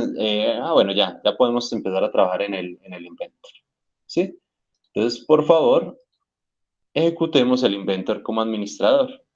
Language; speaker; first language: Spanish; native; Spanish